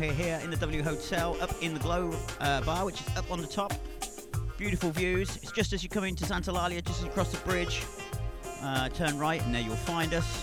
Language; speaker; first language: English; native; English